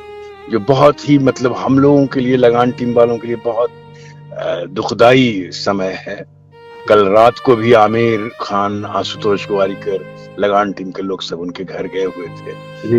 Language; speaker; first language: Hindi; native; Hindi